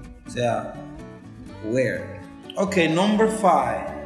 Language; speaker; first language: English; non-native, fluent; Spanish